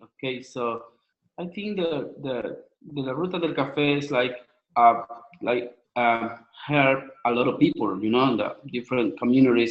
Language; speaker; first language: English; non-native, learner; Spanish